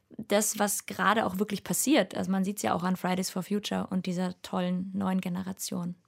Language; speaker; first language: German; native; German